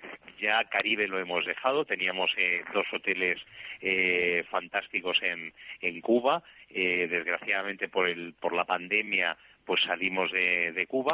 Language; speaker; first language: Spanish; native; Spanish